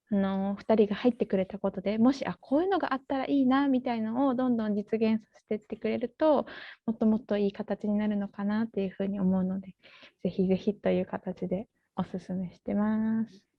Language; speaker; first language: Japanese; native; Japanese